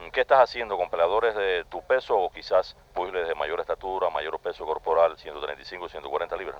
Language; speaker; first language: Spanish; native; Spanish